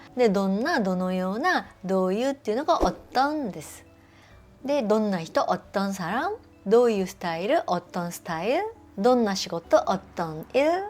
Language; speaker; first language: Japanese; non-native, fluent; Korean